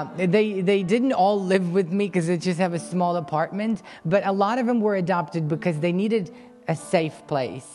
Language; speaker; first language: English; non-native, fluent; Ukrainian